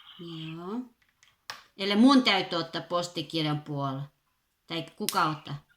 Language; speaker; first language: Finnish; non-native, fluent; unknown